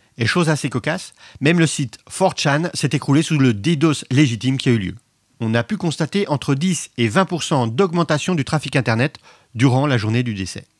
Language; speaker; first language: French; native; French